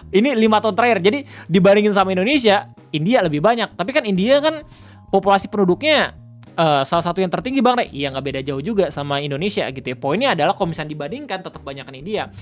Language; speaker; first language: Indonesian; native; Indonesian